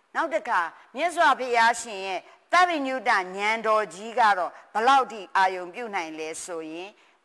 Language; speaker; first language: Burmese; native; Burmese